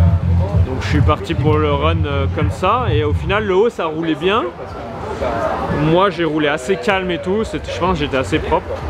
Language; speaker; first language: French; native; French